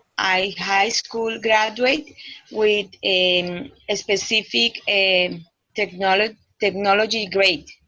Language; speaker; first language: English; non-native, learner; Spanish